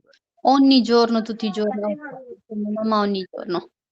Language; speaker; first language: Italian; non-native, fluent; Urdu